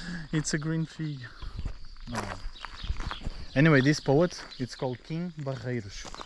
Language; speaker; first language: English; non-native, fluent; Portuguese